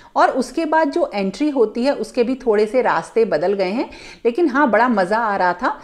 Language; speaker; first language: Hindi; native; Hindi